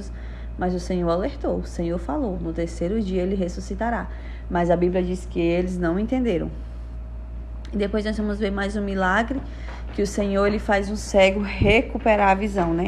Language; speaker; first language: Portuguese; native; Portuguese